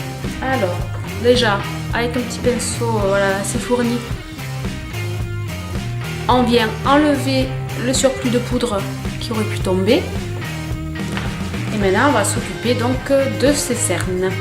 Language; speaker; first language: French; native; French